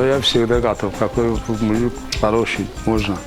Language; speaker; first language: Russian; non-native, learner; Azerbaijani